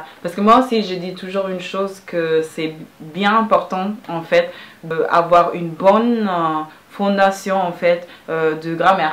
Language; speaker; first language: French; non-native, fluent; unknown